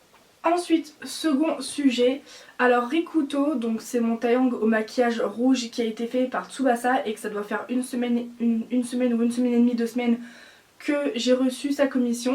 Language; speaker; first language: French; native; French